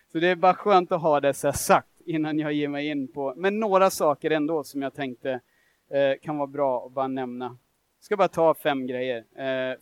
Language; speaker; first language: Swedish; non-native, fluent; English